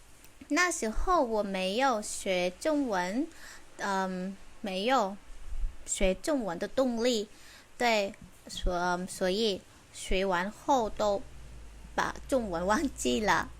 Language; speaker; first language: Chinese; non-native, fluent; Vietnamese